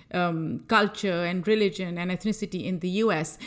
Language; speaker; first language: English; non-native, local second language; Urdu